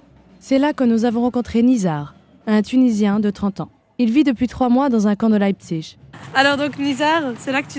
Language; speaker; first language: French; native; French